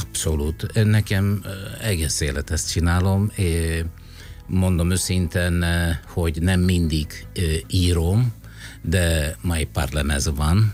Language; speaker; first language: Hungarian; non-native, fluent; Italian